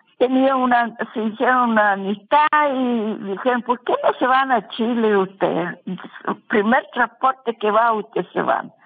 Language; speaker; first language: Spanish; non-native, fluent; Russian